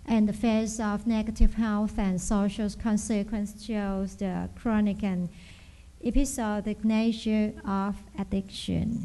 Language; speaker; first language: English; non-native, learner; Thai